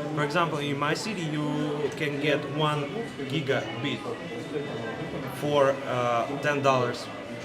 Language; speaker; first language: English; non-native, learner; Russian